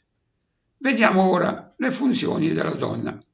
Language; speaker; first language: Italian; native; Italian